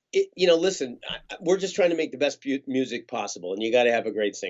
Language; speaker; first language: English; native; English